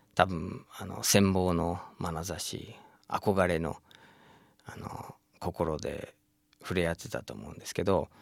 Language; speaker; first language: Japanese; non-native, fluent; English